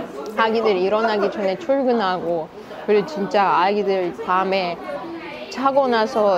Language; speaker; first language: Korean; non-native, learner; Russian